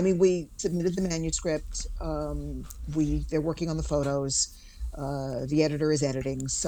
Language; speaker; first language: English; native; English